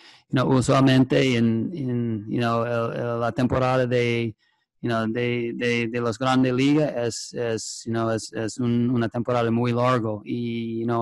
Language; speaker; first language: Spanish; non-native, fluent; English